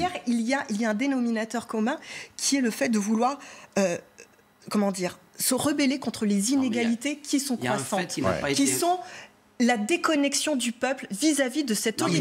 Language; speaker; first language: French; native; French